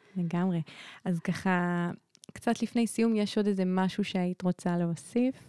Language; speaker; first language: Hebrew; native; Hebrew